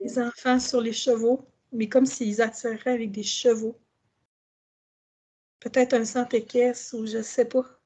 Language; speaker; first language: French; native; French